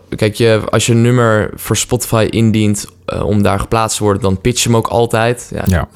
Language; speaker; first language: Dutch; native; Dutch